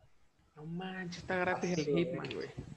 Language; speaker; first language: Spanish; native; Spanish